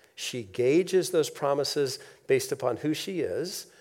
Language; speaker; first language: English; native; English